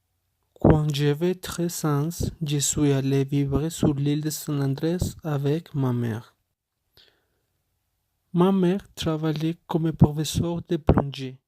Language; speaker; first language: French; non-native, learner; Spanish